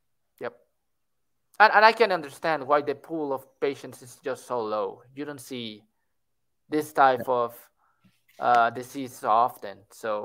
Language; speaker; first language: English; non-native, fluent; Spanish